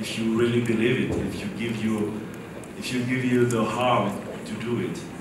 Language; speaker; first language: English; non-native, fluent; French